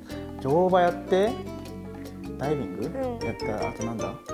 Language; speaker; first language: Japanese; native; Japanese